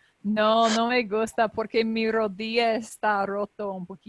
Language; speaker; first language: Spanish; non-native, learner; English